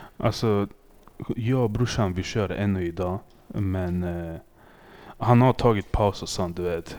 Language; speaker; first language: Swedish; early bilingual, other home language; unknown